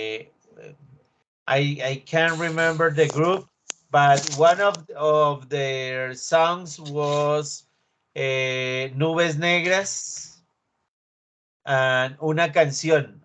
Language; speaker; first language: English; non-native, learner; Spanish